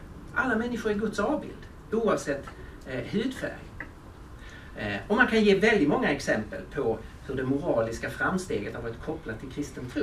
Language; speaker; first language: Swedish; native; Swedish